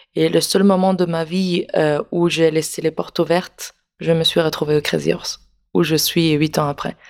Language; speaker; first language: French; non-native, fluent; Italian